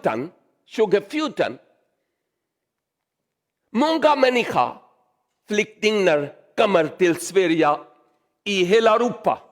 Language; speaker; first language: Swedish; non-native, learner; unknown